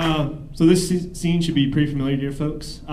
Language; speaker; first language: English; native; English